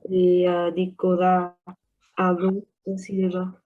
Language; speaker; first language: French; non-native, learner; Vietnamese